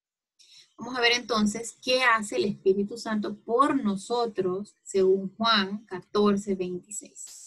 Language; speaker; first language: Spanish; native; Spanish